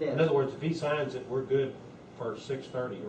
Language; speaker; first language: English; native; English